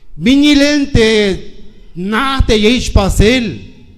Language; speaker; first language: Spanish; non-native, local second language; Tzeltal